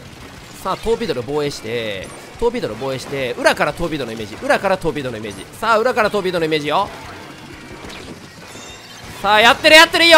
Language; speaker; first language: Japanese; native; Japanese